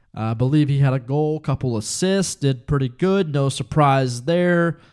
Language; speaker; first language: English; native; English